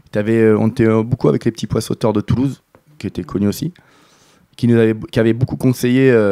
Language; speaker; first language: French; native; French